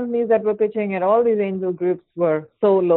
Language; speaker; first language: English; non-native, local second language; Hindi